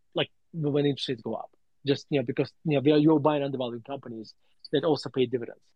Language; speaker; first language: English; non-native, fluent; Russian